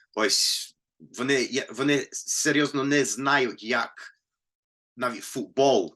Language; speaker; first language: Ukrainian; non-native, fluent; English